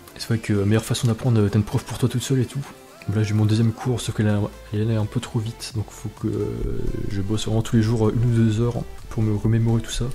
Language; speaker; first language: French; native; French